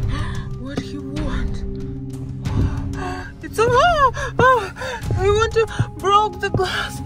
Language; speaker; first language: English; non-native, learner; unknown